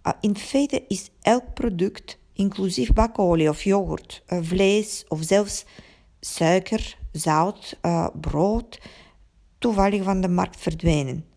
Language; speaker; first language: Dutch; non-native, fluent; Bulgarian